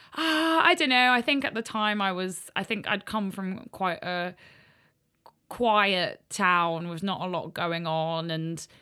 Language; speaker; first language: English; native; English